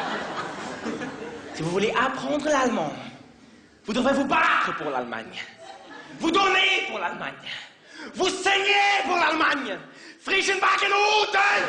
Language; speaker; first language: French; native; French